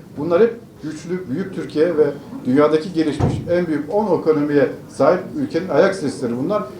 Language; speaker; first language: Turkish; native; Turkish